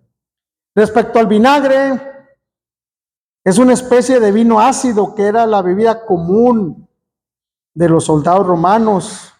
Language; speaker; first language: Spanish; native; Spanish